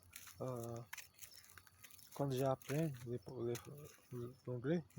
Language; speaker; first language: French; non-native, learner; Portuguese